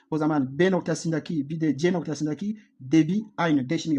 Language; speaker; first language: Turkish; non-native, learner; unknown